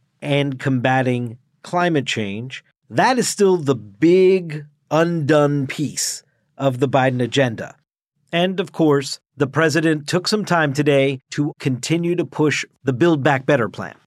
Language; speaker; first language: English; native; English